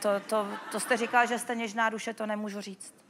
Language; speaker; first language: Czech; native; Czech